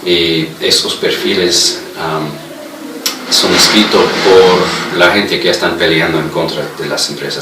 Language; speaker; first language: Spanish; non-native, fluent; English